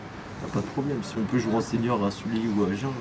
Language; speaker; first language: French; native; French